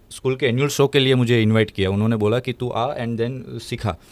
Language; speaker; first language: Hindi; non-native, local second language; Gujarati